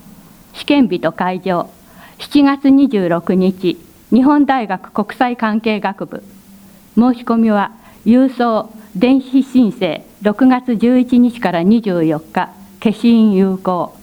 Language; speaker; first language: Japanese; native; Japanese